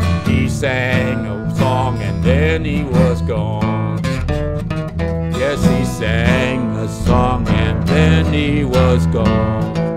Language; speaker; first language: English; native; English